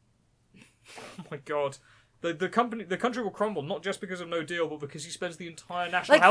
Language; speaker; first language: English; native; English